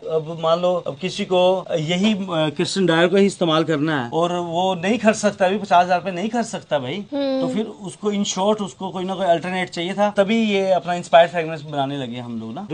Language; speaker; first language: Hindi; native; Hindi